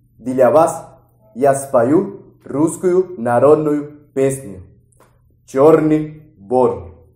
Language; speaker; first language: Russian; non-native, fluent; Spanish